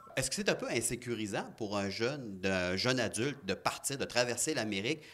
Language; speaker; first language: French; native; French